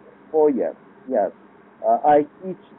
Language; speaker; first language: English; non-native, learner; Lithuanian